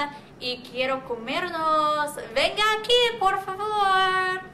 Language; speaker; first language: Spanish; non-native, learner; English